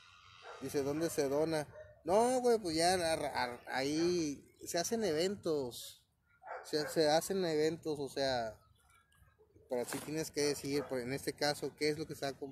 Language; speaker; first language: Spanish; native; Spanish